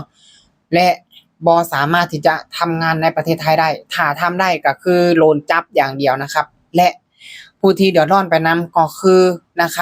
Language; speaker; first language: Thai; non-native, local second language; Lao